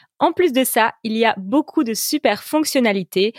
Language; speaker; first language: French; native; French